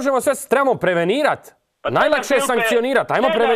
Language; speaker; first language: Serbian; native; Serbian